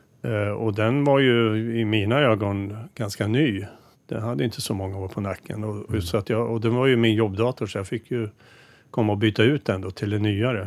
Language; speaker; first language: Swedish; native; Swedish